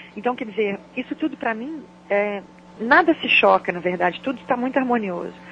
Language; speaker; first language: Portuguese; native; Portuguese